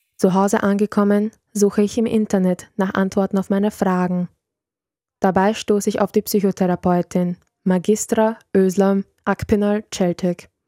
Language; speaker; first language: German; early bilingual, other home language; Serbian